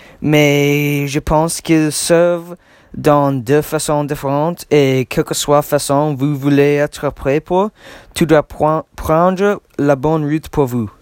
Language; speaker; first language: French; non-native, learner; English